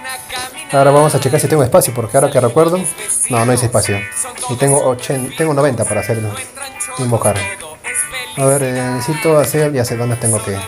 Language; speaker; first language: Spanish; native; Spanish